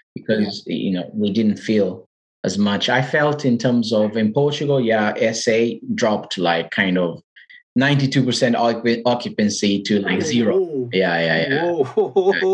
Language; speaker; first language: English; non-native, fluent; Portuguese